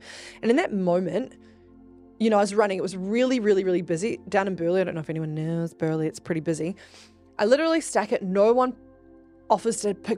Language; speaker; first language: English; native; English